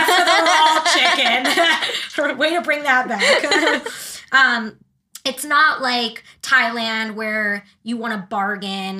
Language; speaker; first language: English; native; English